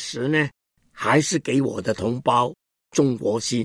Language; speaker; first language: Chinese; non-native, local second language; Cantonese